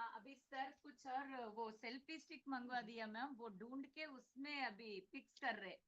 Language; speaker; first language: Hindi; non-native, local second language; Telugu